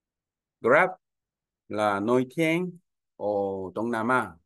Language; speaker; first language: Vietnamese; non-native, learner; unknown